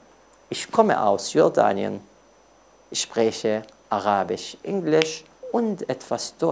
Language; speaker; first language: German; non-native, fluent; Arabic